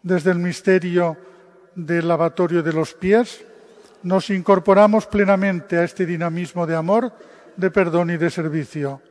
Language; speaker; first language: Spanish; non-native, local second language; Catalan